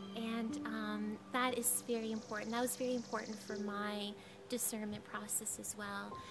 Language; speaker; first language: English; native; English